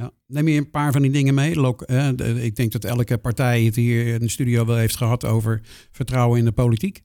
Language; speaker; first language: Dutch; native; Dutch